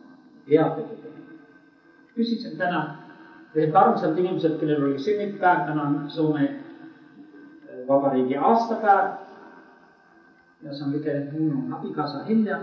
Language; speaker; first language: Finnish; non-native, learner; Estonian